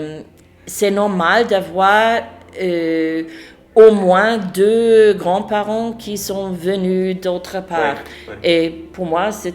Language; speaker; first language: French; non-native, fluent; English